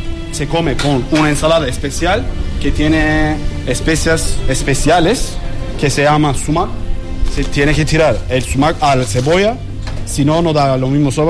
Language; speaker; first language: Spanish; non-native, learner; Turkish